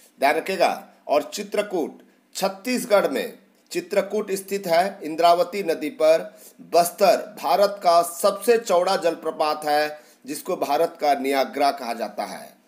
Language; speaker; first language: Hindi; native; Hindi